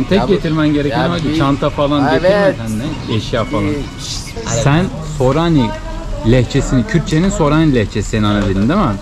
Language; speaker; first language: Turkish; native; Turkish